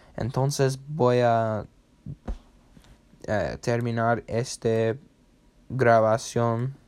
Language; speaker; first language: Spanish; non-native, learner; English